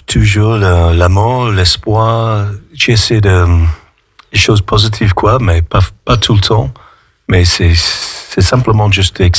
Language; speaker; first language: French; non-native, fluent; English